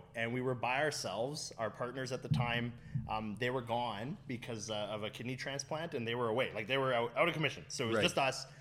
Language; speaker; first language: English; native; English